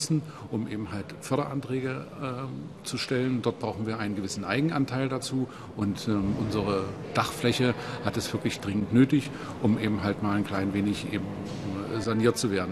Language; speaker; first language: German; native; German